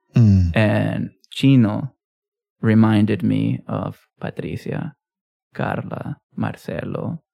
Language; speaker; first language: English; early bilingual, other home language; Spanish